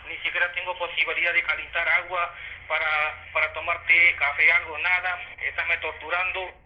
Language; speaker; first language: Spanish; non-native, fluent; Punjabi